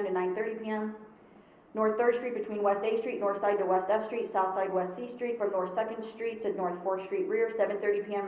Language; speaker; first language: English; native; English